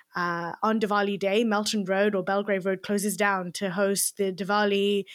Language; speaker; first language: English; native; English